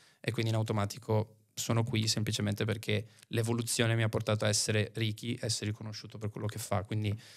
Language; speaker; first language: Italian; native; Italian